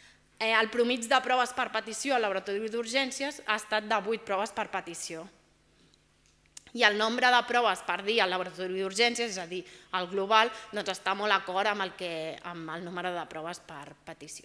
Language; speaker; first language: Catalan; native; Catalan